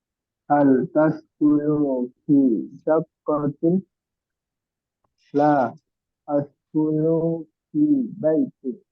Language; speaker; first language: Arabic; non-native, learner; Indonesian